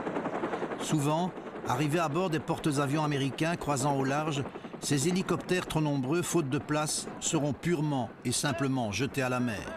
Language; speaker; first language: French; native; French